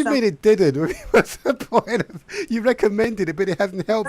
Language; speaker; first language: English; native; English